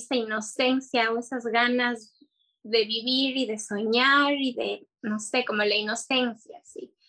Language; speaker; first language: Spanish; native; Spanish